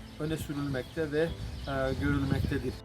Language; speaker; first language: Turkish; non-native, fluent; Bosnian